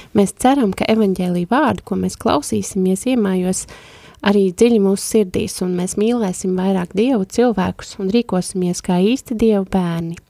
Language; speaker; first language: Latvian; native; Latvian